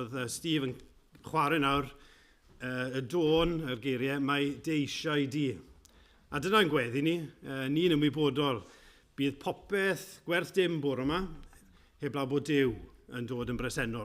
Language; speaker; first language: Welsh; native; Welsh